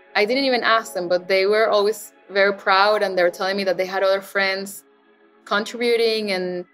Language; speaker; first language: English; non-native, fluent; Spanish